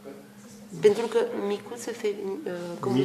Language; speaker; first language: Romanian; non-native, learner; French